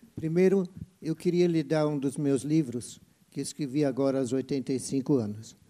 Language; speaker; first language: Portuguese; non-native, fluent; German